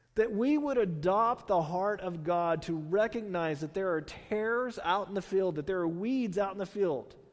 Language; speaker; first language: English; native; English